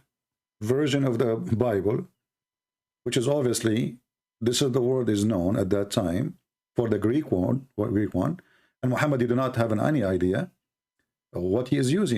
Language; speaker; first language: English; non-native, fluent; Arabic